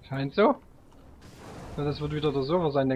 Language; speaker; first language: German; native; German